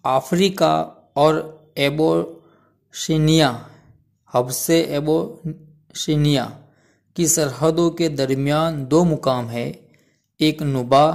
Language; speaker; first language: Urdu; non-native, local second language; Gujarati